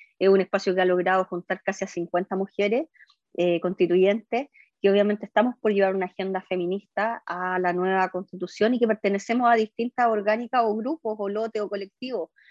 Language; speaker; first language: Spanish; native; Spanish